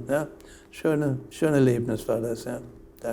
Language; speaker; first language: German; non-native, fluent; English